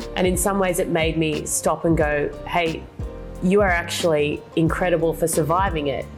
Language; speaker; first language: English; early bilingual, other home language; Indonesian